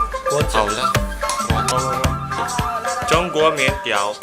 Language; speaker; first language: Chinese; non-native, learner; Indonesian